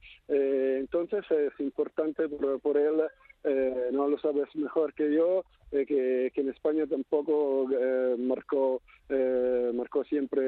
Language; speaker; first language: Spanish; non-native, fluent; Italian